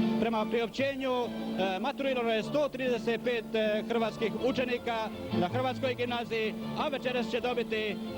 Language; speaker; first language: Croatian; native; Croatian